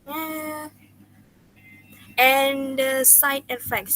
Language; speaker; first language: English; non-native, learner; Indonesian